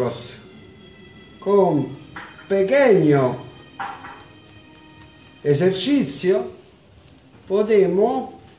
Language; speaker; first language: Spanish; non-native, learner; Italian